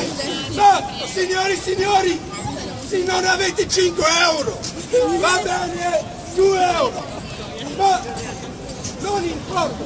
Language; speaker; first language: Italian; non-native, fluent; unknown